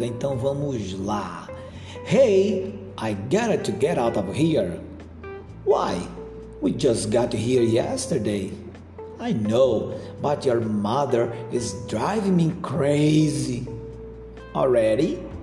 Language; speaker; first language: English; non-native, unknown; Portuguese